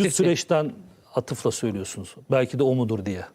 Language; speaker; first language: Turkish; native; Turkish